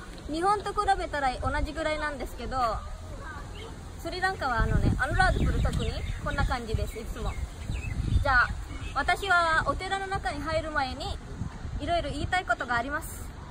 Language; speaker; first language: Japanese; non-native, fluent; Sinhala